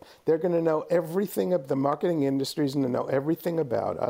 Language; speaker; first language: English; native; English